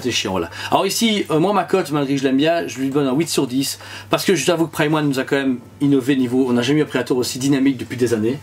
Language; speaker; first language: French; native; French